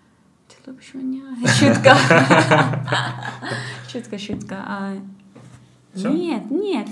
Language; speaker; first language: Russian; non-native, learner; English